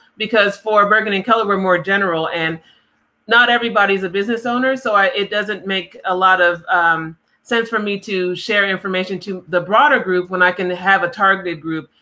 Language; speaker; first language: English; native; English